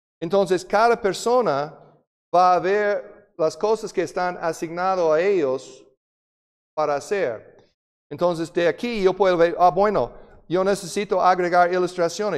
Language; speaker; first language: Spanish; non-native, fluent; English